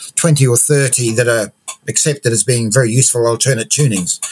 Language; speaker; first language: English; native; English